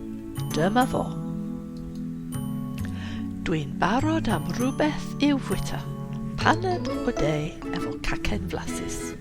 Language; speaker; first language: Welsh; non-native, fluent; English